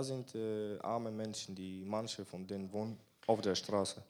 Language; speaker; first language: German; non-native, fluent; Bulgarian